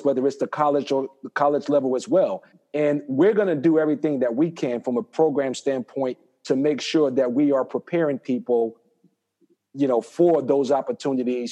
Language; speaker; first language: English; native; English